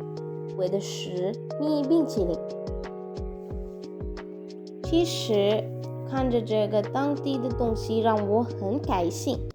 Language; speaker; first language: Chinese; non-native, learner; Sinhala